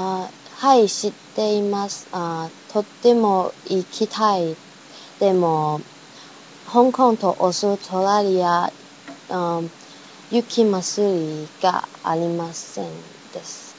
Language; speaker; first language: Japanese; non-native, learner; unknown